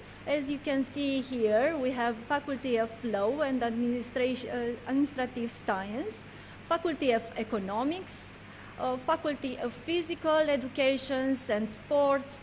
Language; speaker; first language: English; non-native, learner; Romanian